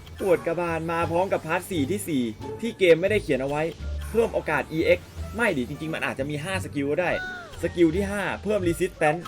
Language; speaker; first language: Thai; native; Thai